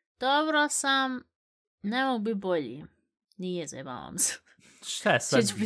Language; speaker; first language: Bosnian; early bilingual, heritage; Bosnian